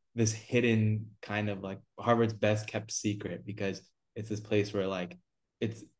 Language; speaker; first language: English; native; English